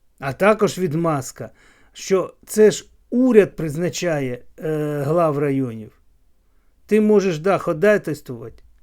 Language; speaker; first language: Ukrainian; non-native, local second language; Russian